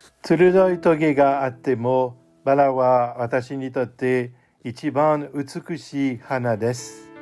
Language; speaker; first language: Japanese; non-native, learner; French